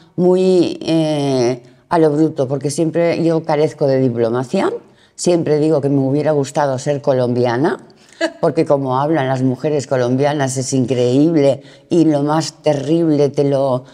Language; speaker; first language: Spanish; native; Spanish